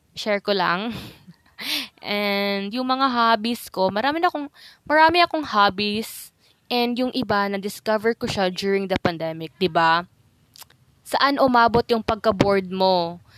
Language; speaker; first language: Filipino; non-native, fluent; Cebuano